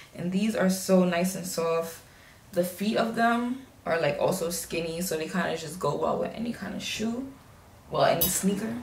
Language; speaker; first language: English; native; English